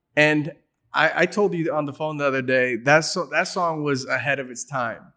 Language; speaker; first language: English; native; English